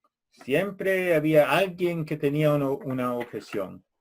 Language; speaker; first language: Spanish; non-native, fluent; English